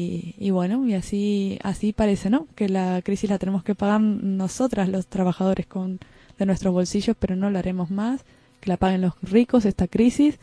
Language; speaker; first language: Spanish; native; Spanish